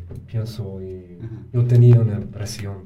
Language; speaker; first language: Spanish; non-native, learner; English